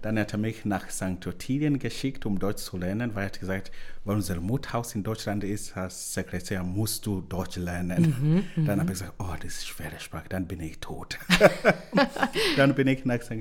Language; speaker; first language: German; non-native, learner; Swahili